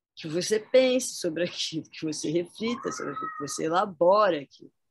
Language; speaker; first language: Portuguese; native; Portuguese